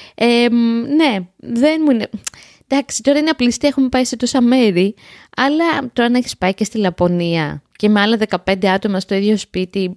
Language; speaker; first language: Greek; native; Greek